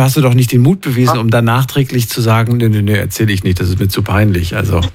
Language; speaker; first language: German; native; German